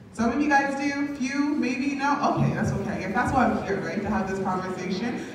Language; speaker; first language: English; native; English